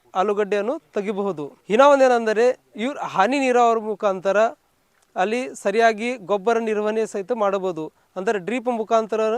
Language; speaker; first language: Kannada; non-native, local second language; Marathi